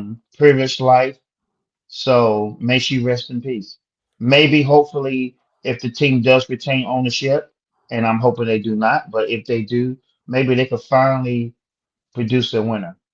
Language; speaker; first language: English; native; English